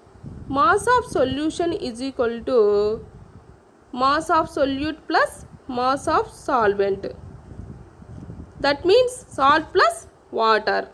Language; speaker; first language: English; non-native, local second language; Telugu